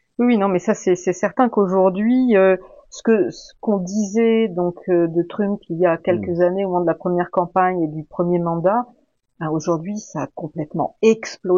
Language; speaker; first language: French; native; French